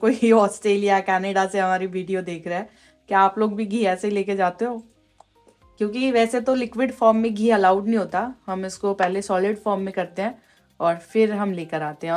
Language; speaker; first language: Hindi; native; Hindi